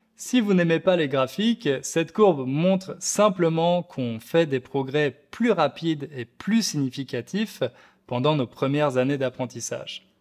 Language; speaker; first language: French; native; French